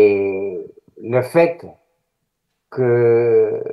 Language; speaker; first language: French; non-native, fluent; Greek